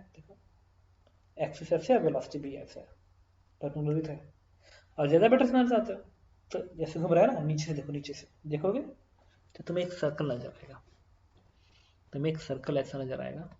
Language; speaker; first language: Hindi; native; Hindi